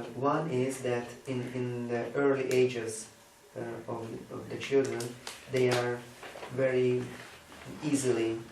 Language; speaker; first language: English; non-native, fluent; Hungarian